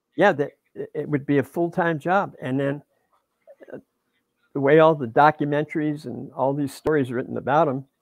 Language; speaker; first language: English; native; English